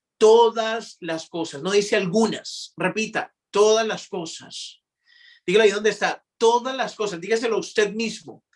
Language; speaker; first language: Spanish; native; Spanish